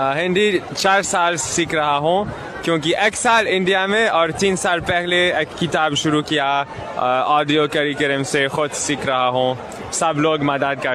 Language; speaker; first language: Hindi; non-native, learner; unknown